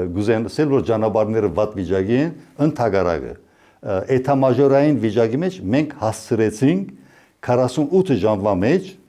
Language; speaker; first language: Armenian; early bilingual, heritage; Armenian